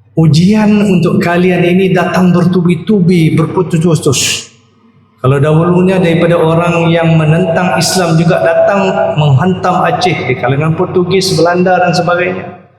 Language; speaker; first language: Malay; native; Malay